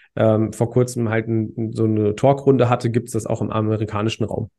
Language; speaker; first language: German; native; German